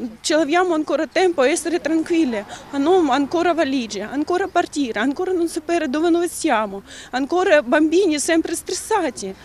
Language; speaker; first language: Italian; non-native, learner; Ukrainian